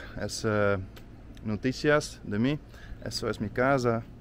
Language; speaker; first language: Spanish; non-native, learner; Dutch